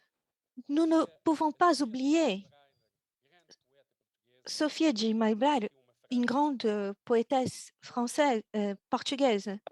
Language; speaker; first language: French; non-native, fluent; Portuguese